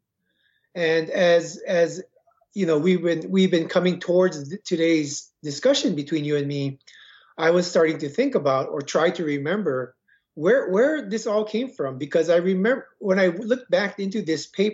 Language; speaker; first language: English; native; English